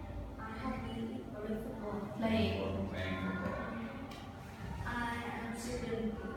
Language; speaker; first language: English; non-native, learner; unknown